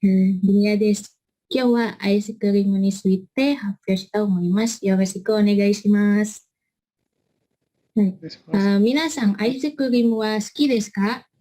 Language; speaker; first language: Japanese; non-native, learner; Indonesian